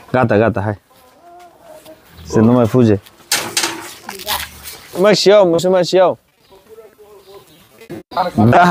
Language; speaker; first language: Romanian; non-native, learner; Bangla